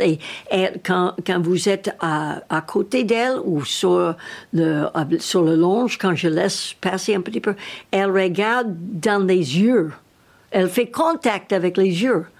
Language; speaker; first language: French; non-native, learner; English